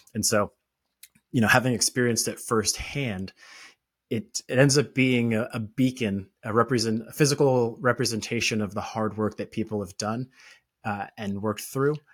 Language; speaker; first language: English; native; English